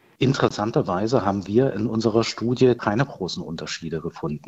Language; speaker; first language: German; native; German